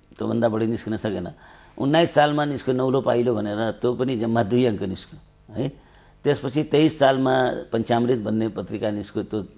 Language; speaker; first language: Nepali; native; Nepali